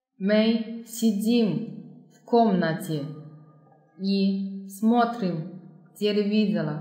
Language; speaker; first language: Russian; non-native, fluent; Chinese